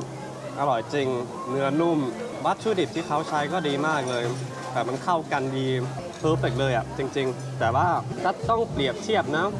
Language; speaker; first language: Thai; non-native, fluent; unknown